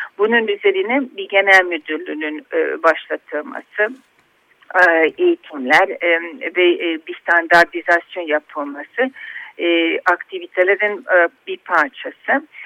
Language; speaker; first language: Turkish; non-native, fluent; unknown